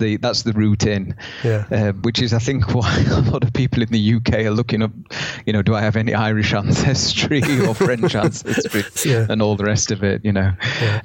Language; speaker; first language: English; native; English